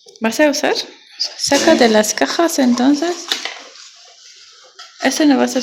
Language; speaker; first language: Spanish; non-native, learner; Armenian